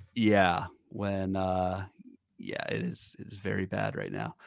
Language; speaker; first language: English; native; English